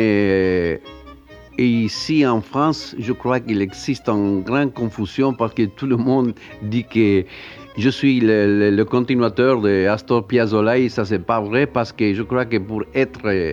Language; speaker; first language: French; non-native, learner; Spanish